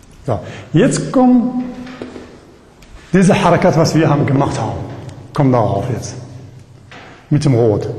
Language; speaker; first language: German; non-native, learner; Arabic